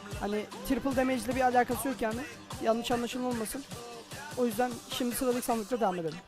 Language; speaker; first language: Turkish; native; Turkish